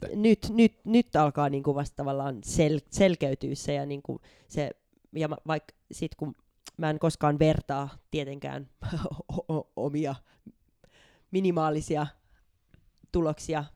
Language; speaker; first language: Finnish; native; Finnish